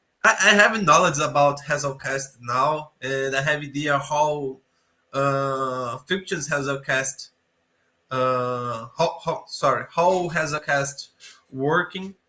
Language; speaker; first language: English; non-native, learner; Portuguese